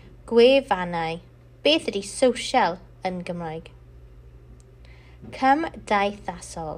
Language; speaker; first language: Welsh; non-native, local second language; English